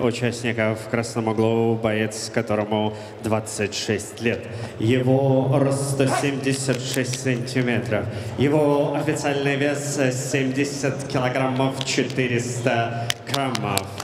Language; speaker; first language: Russian; native; Russian